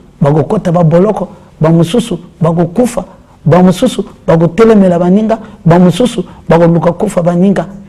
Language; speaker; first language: Lingala; native; Lingala